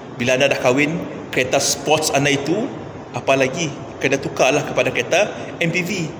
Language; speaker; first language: Malay; non-native, local second language; Iban